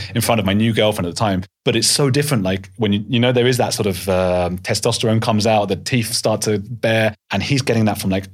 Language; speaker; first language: English; native; English